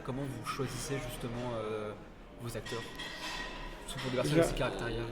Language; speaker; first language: French; native; French